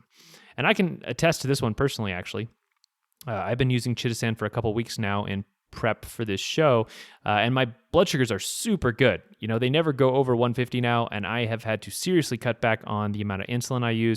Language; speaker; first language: English; native; English